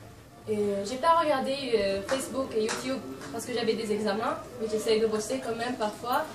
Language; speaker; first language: French; non-native, fluent; Arabic